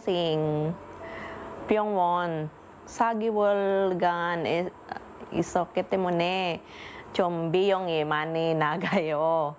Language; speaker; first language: Korean; non-native, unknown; Filipino